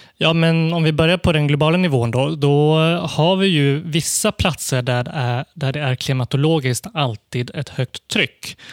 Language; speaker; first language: Swedish; early bilingual, other home language; Cantonese